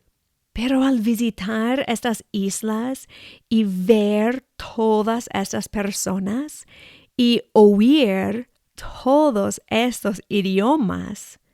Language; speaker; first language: Spanish; non-native, fluent; English